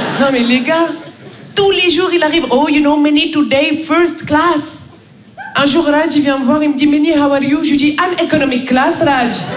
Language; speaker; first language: French; native; French